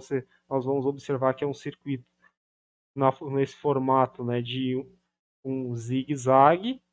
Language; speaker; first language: Portuguese; native; Portuguese